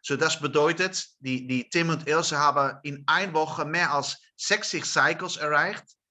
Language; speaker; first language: German; non-native, learner; Dutch